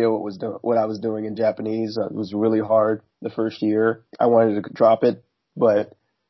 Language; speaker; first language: English; native; English